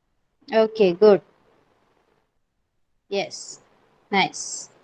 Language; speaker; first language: English; non-native, local second language; Marathi